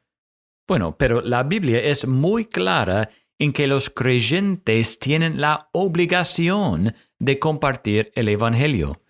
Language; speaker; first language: Spanish; non-native, fluent; English